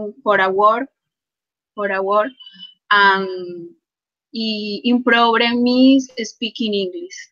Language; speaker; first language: English; non-native, learner; Spanish